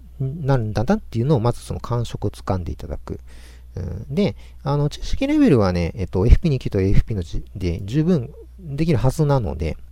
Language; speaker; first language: Japanese; native; Japanese